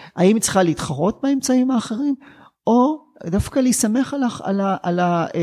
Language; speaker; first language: Hebrew; native; Hebrew